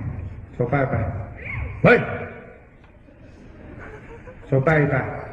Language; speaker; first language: Chinese; native; Chinese